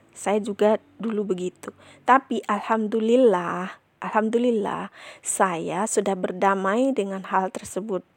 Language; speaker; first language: Indonesian; non-native, local second language; Minangkabau